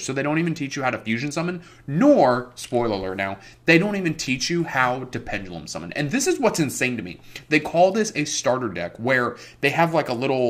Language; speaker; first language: English; native; English